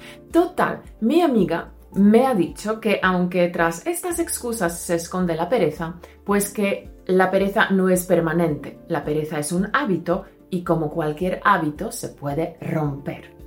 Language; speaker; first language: Spanish; non-native, fluent; Polish